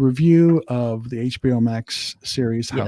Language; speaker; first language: English; native; English